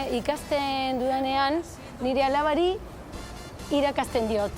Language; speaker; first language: Basque; non-native, learner; Spanish